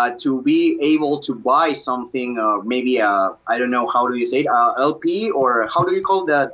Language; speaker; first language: English; non-native, fluent; Spanish